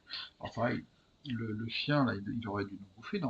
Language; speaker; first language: French; native; French